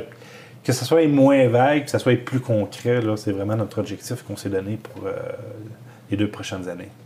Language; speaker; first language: French; native; French